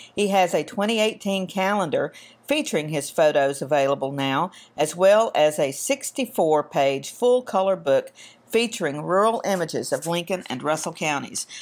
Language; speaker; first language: English; native; English